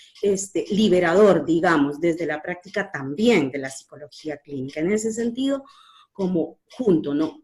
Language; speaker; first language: Spanish; native; Spanish